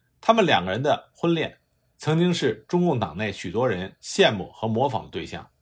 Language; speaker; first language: Chinese; native; Chinese